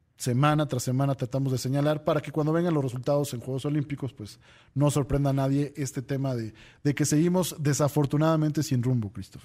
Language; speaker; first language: Spanish; native; Spanish